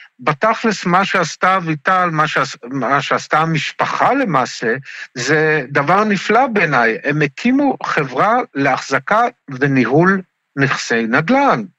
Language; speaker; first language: Hebrew; native; Hebrew